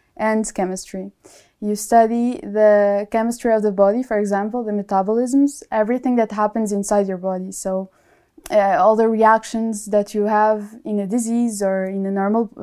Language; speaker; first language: English; non-native, fluent; Portuguese